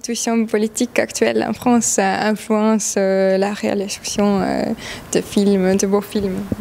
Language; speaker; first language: French; non-native, fluent; Estonian